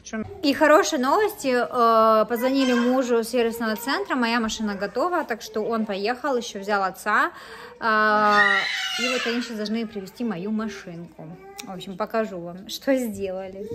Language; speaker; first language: Russian; native; Russian